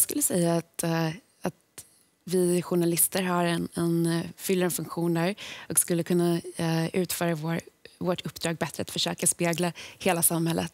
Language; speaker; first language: Swedish; native; Swedish